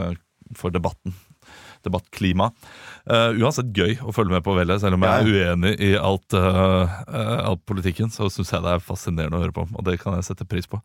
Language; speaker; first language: Norwegian; native; Norwegian